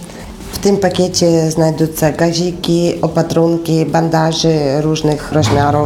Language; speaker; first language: Polish; non-native, learner; Ukrainian